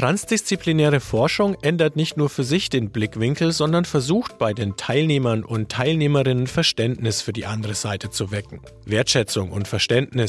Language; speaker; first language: German; native; German